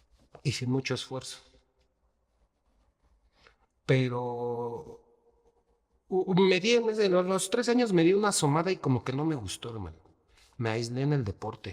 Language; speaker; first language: Spanish; native; Spanish